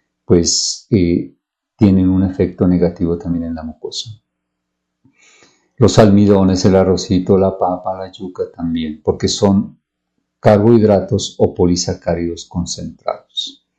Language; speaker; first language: Spanish; native; Spanish